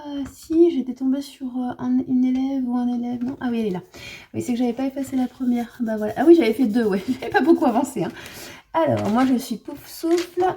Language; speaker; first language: French; native; French